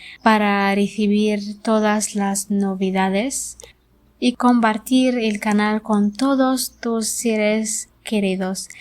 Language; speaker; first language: Spanish; non-native, learner; Arabic